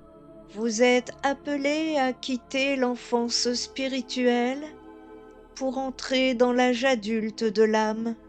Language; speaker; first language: French; native; French